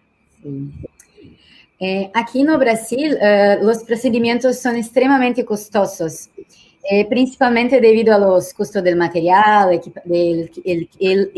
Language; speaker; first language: Spanish; non-native, learner; Portuguese